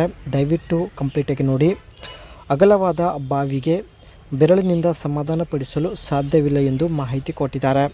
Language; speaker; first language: Kannada; native; Kannada